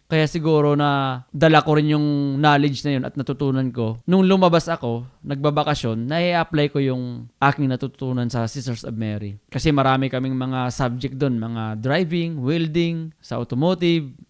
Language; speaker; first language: Filipino; non-native, local second language; Bikol